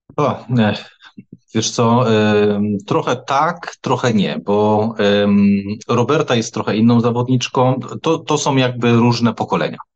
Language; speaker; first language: Polish; native; Polish